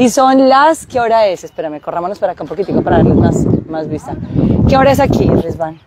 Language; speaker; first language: Spanish; native; Spanish